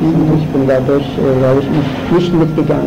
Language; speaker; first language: German; non-native, fluent; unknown